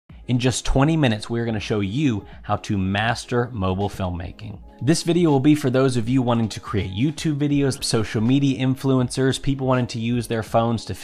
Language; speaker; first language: English; native; English